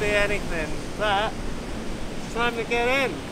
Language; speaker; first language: English; native; English